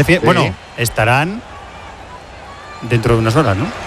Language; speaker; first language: Spanish; native; Spanish